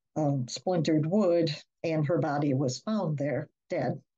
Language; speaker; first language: English; native; English